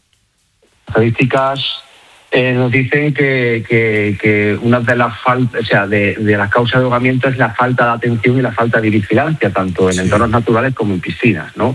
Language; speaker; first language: Spanish; native; Spanish